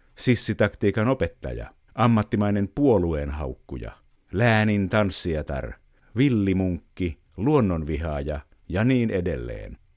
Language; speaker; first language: Finnish; native; Finnish